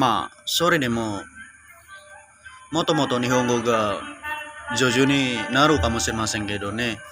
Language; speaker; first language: Japanese; non-native, learner; Indonesian